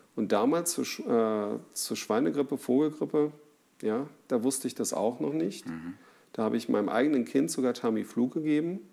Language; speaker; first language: German; native; German